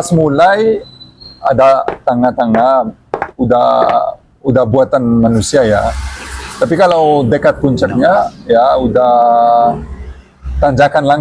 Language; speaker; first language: Indonesian; non-native, learner; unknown